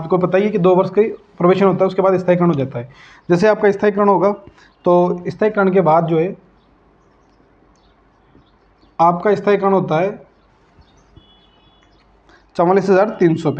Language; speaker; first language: Hindi; native; Hindi